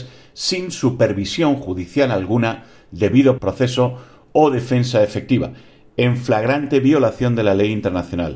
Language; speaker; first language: Spanish; native; Spanish